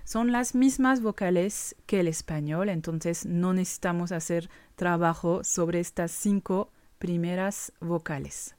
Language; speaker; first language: Spanish; non-native, fluent; French